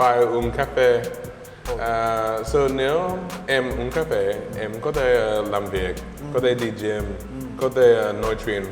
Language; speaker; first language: Vietnamese; non-native, learner; English